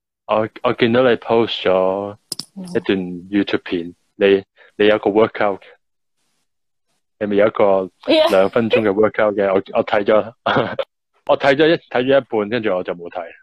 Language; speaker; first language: Chinese; early bilingual, heritage; Cantonese